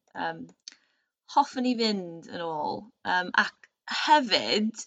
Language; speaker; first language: Welsh; non-native, learner; English